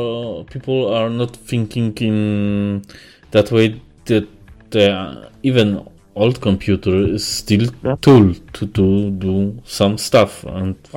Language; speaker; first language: English; non-native, fluent; Polish